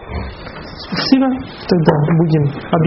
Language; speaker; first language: Russian; non-native, fluent; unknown